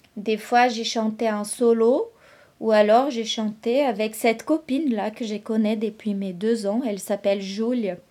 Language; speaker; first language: French; non-native, fluent; Portuguese